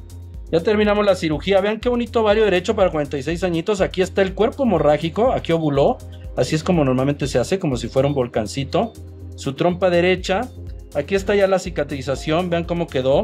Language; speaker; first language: Spanish; native; Spanish